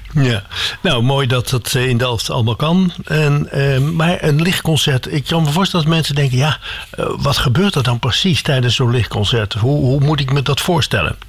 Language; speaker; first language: Dutch; native; Dutch